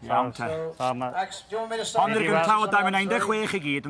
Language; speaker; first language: Welsh; native; Welsh